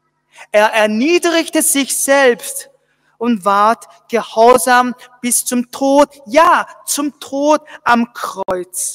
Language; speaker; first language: German; non-native, fluent; Korean